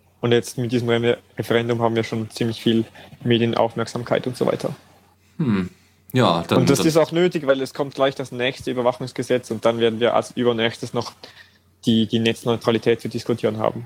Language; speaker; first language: German; native; German